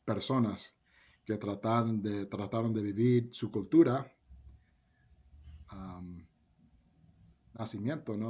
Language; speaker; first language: Spanish; early bilingual, heritage; Spanish